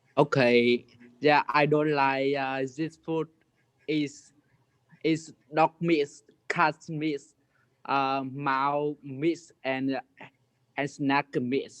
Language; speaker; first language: English; non-native, learner; Vietnamese